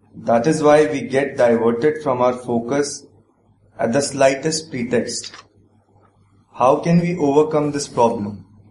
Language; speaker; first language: English; non-native, local second language; Hindi